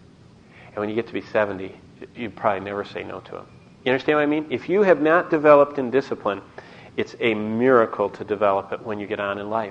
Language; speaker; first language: English; native; English